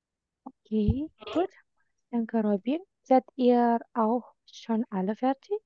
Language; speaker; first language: German; non-native, fluent; Indonesian